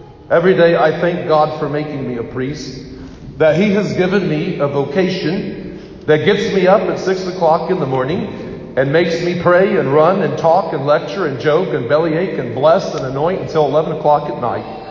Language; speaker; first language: English; native; English